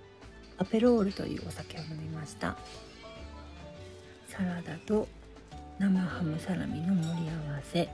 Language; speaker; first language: Japanese; native; Japanese